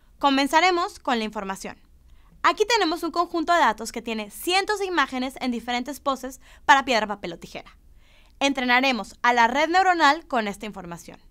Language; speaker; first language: Spanish; native; Spanish